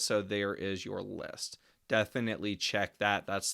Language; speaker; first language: English; native; English